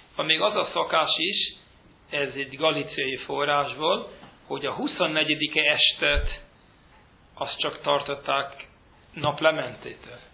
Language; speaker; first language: Hungarian; early bilingual, heritage; Hungarian